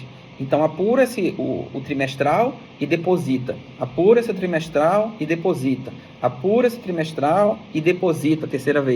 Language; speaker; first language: Portuguese; native; Portuguese